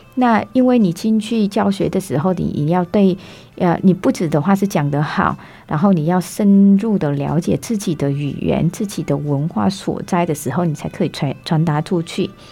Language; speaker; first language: Chinese; non-native, fluent; Vietnamese